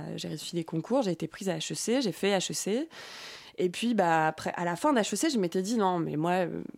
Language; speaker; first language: French; native; French